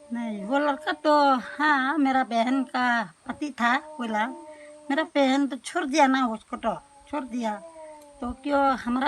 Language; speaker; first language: Hindi; non-native, local second language; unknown